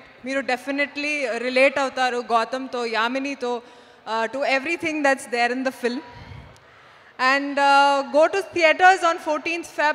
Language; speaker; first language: Telugu; non-native, local second language; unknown